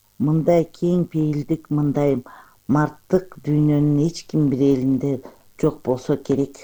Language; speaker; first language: Kyrgyz; non-native, local second language; Uyghur